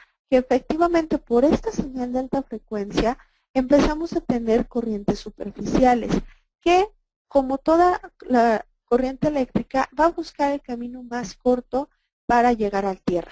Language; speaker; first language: Spanish; native; Spanish